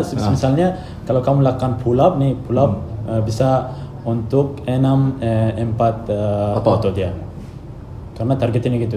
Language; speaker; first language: Indonesian; non-native, fluent; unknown